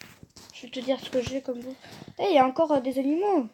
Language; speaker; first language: French; native; French